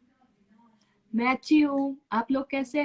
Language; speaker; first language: Hindi; non-native, local second language; Kannada